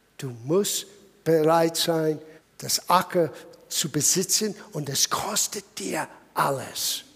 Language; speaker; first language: German; non-native, fluent; English